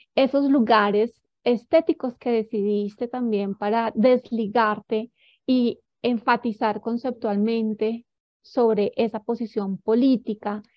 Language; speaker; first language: Spanish; native; Spanish